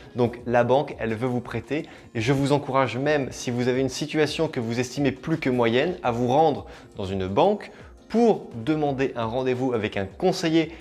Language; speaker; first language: French; native; French